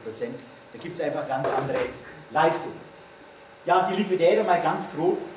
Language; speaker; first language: German; native; German